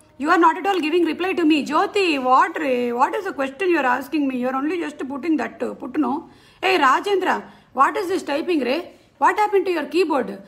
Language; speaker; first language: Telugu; non-native, local second language; Malayalam